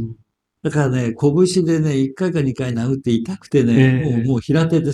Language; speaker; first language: Japanese; native; Japanese